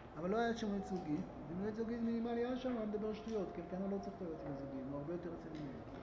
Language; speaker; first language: Hebrew; native; Hebrew